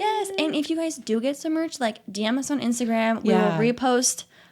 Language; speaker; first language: English; native; English